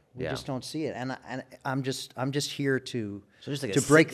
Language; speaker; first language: English; native; English